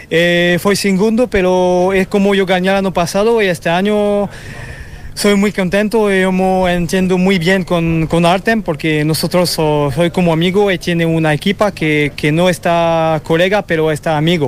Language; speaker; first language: Portuguese; non-native, learner; Spanish